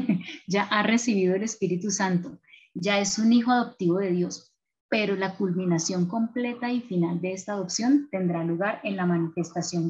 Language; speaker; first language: Spanish; native; Spanish